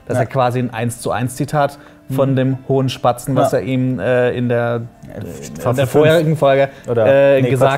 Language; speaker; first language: German; native; German